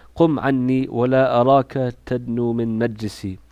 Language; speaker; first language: Arabic; non-native, fluent; English